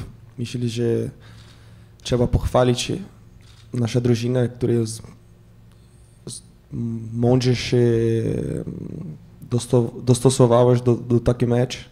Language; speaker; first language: Polish; non-native, fluent; Portuguese